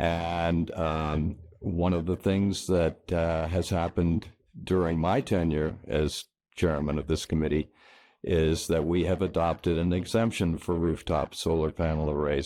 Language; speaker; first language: English; native; English